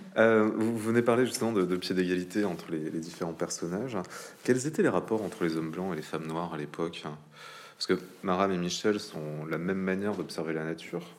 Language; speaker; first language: French; native; French